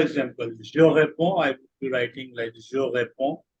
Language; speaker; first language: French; non-native, fluent; Urdu